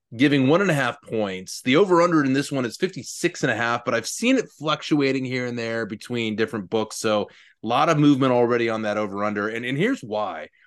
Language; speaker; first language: English; native; English